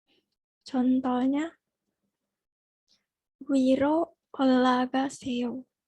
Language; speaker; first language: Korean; non-native, learner; Indonesian